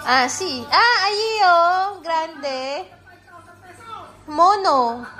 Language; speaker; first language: Spanish; non-native, learner; Filipino